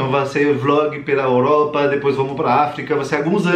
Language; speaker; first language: Portuguese; non-native, fluent; French